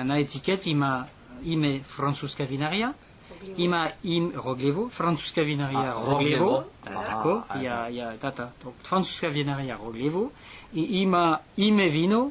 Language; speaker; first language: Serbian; non-native, learner; French